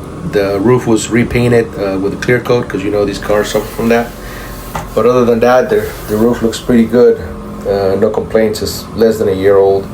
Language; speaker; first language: English; native; English